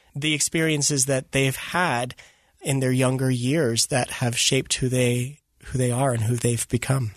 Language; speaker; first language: English; early bilingual, other home language; Filipino